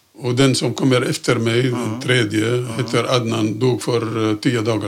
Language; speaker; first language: Swedish; non-native, fluent; Arabic